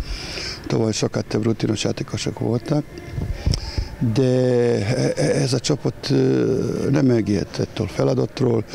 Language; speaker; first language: Hungarian; non-native, fluent; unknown